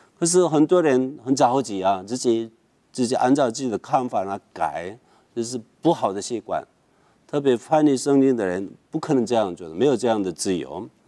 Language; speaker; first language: Chinese; non-native, fluent; Korean